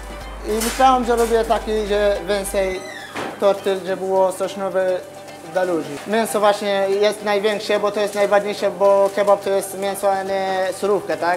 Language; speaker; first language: Polish; non-native, learner; Arabic